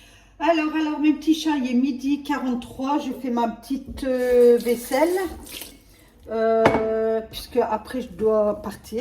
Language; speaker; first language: French; native; French